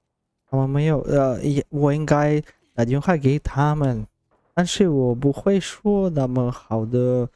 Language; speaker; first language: Chinese; non-native, learner; Russian